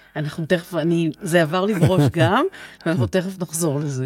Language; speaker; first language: Hebrew; native; Hebrew